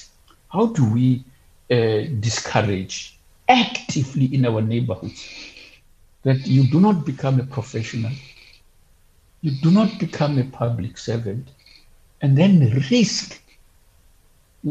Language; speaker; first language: English; non-native, local second language; Southern Sotho